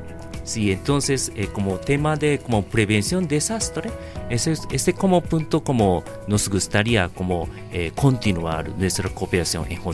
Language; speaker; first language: Spanish; non-native, learner; Japanese